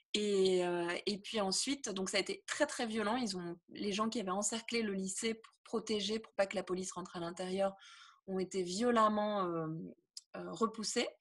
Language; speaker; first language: French; native; French